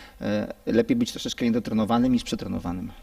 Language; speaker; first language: Polish; native; Polish